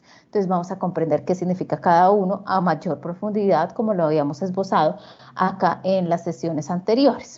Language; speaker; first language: Spanish; native; Spanish